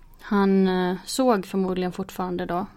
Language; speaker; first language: Swedish; native; Swedish